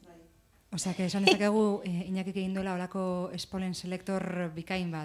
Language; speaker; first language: Basque; native; Basque